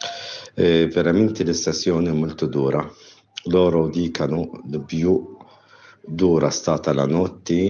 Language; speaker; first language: Italian; non-native, learner; Arabic